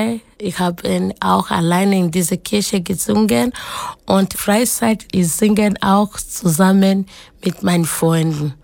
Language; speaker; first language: German; non-native, learner; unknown